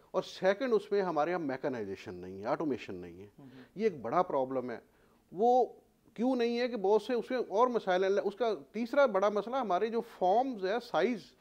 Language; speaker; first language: Urdu; non-native, local second language; Punjabi